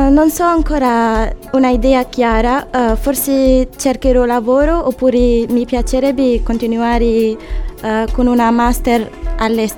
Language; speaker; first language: Italian; non-native, fluent; Arabic